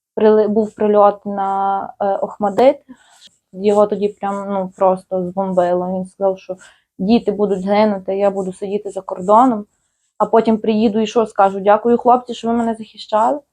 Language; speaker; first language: Ukrainian; native; Ukrainian